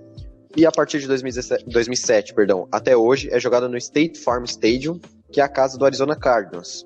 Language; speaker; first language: Portuguese; native; Portuguese